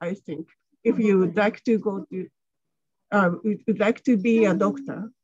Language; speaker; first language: English; non-native, learner; Japanese